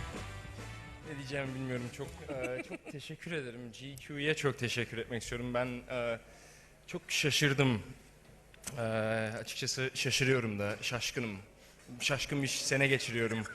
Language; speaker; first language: Turkish; early bilingual, heritage; Turkish